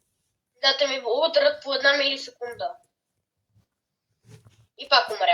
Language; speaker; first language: Bulgarian; native; Bulgarian